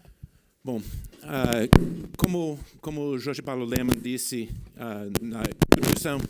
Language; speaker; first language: Portuguese; non-native, fluent; English